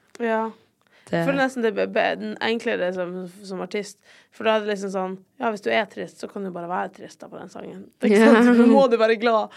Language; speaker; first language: Norwegian; native; Norwegian